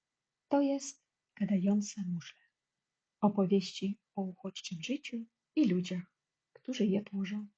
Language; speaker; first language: Polish; non-native, fluent; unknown